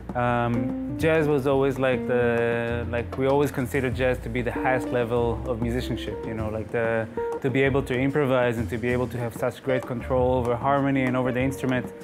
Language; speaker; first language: English; non-native, fluent; Hebrew